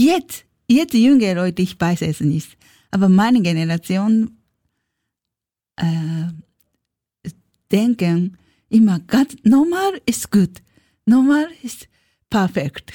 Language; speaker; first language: German; non-native, learner; Japanese